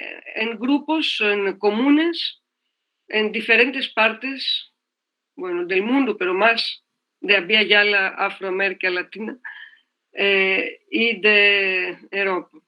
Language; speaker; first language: Spanish; non-native, fluent; Greek